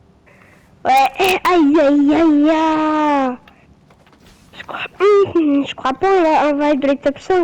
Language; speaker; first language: French; native; French